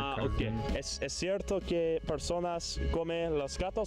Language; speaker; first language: Spanish; non-native, learner; English